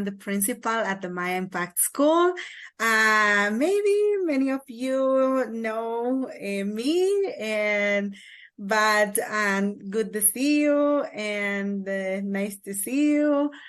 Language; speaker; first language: English; non-native, learner; Kaqchikel